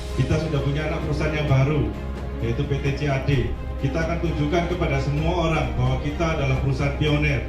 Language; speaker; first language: Indonesian; native; Indonesian